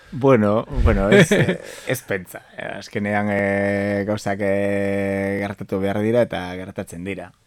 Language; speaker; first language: Basque; non-native, local second language; Galician